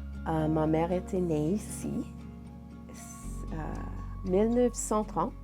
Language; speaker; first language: French; non-native, local second language; English